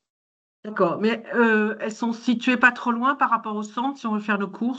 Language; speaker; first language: French; native; French